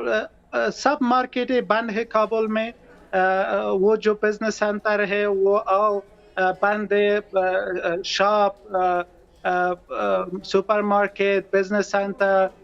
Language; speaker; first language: Hindi; non-native, local second language; Pashto